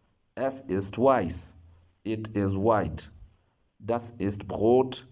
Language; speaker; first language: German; non-native, fluent; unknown